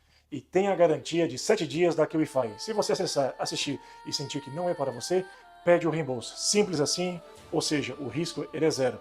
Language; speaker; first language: Portuguese; native; Portuguese